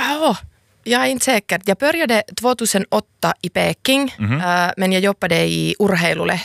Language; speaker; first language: Swedish; non-native, local second language; Finnish